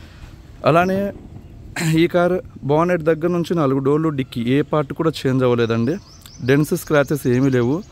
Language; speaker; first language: Telugu; native; Telugu